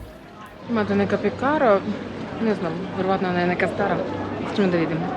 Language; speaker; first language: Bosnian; non-native, fluent; Russian